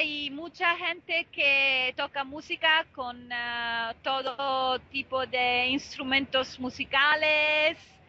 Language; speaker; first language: Spanish; non-native, fluent; Italian